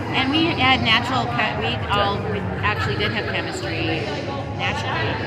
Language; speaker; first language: English; native; English